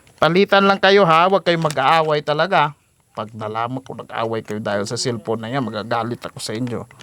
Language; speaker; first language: Filipino; native; Filipino